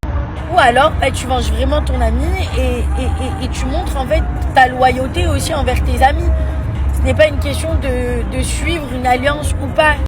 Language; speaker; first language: French; native; French